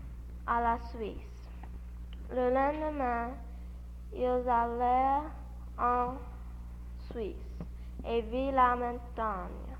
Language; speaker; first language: French; non-native, learner; English